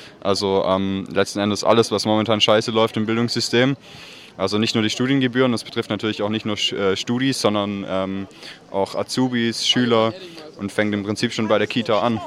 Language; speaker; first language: German; native; German